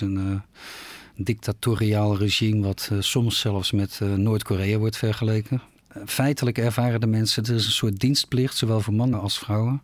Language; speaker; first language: Dutch; native; Dutch